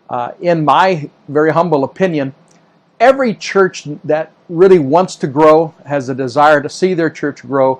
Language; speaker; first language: English; native; English